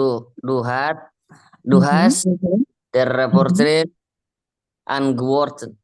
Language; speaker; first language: German; non-native, learner; Indonesian